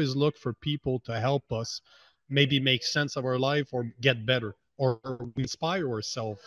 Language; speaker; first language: English; native; English